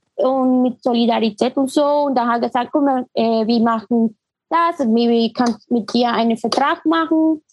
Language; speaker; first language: German; non-native, learner; Spanish